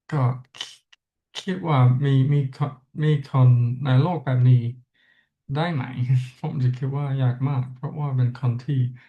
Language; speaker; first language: Thai; non-native, learner; English